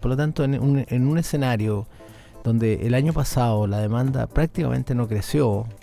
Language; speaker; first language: Spanish; native; Spanish